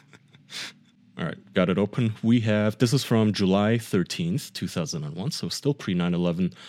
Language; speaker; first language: English; non-native, fluent; German